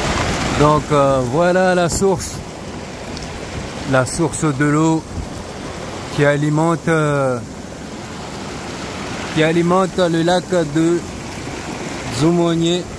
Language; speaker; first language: French; non-native, local second language; Comorian